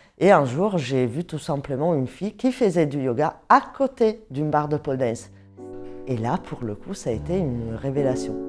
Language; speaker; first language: French; non-native, fluent; Italian